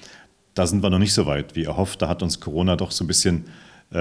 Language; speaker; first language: German; native; German